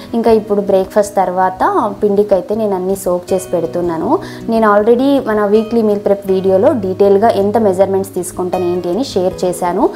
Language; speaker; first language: Telugu; non-native, local second language; Kannada